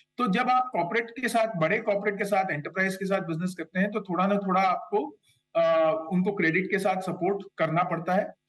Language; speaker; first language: Hindi; non-native, local second language; Kannada